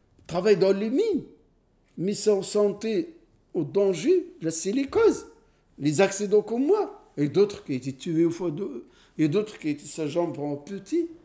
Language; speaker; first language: French; non-native, fluent; Arabic